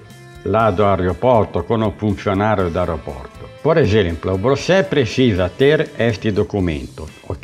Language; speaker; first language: Portuguese; non-native, learner; Italian